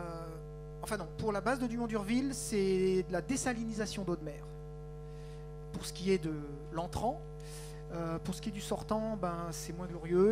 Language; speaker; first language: French; native; French